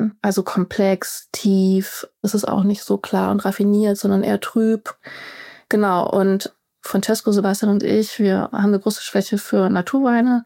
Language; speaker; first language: German; native; German